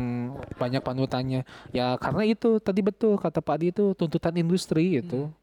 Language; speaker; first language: Indonesian; non-native, local second language; Sundanese